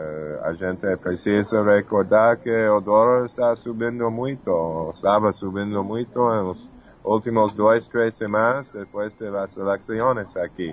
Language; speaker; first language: Portuguese; non-native, fluent; English